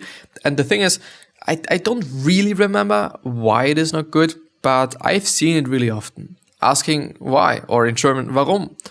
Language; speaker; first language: English; non-native, fluent; German